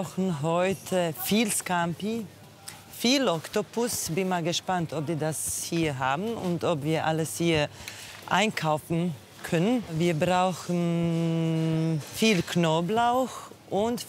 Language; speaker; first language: German; non-native, fluent; Croatian